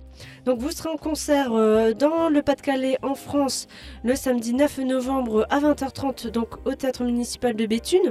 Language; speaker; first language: French; native; French